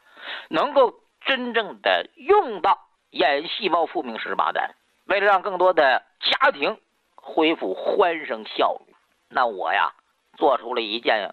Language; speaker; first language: Chinese; native; Chinese